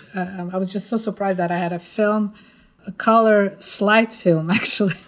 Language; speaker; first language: English; non-native, fluent; Russian